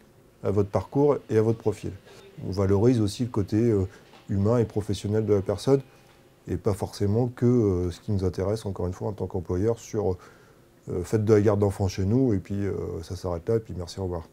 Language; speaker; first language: French; native; French